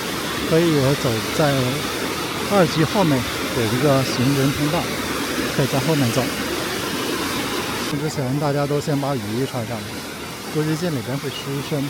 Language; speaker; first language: Chinese; native; Chinese